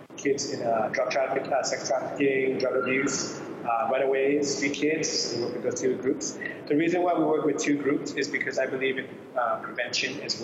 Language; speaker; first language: English; native; English